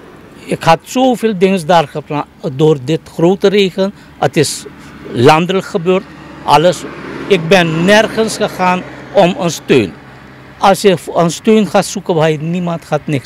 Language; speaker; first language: Dutch; non-native, local second language; Caribbean Hindustani